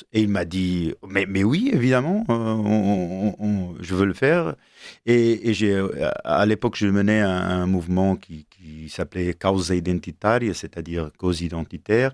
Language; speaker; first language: French; non-native, fluent; Portuguese